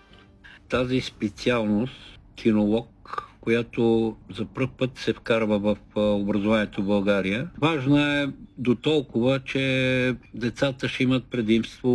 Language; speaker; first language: Bulgarian; native; Bulgarian